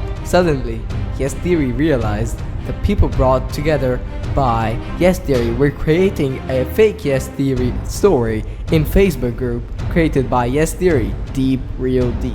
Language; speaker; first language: English; native; English